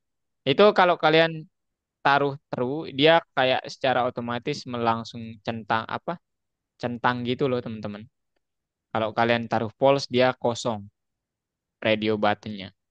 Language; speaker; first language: Indonesian; native; Indonesian